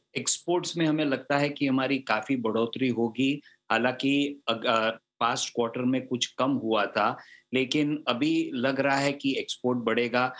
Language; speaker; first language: Hindi; non-native, local second language; Gujarati